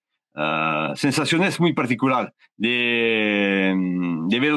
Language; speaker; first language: Spanish; non-native, learner; French